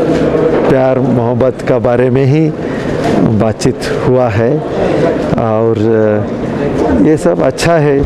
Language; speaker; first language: Hindi; non-native, local second language; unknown